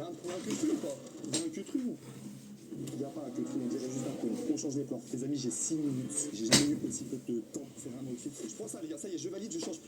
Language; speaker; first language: French; native; French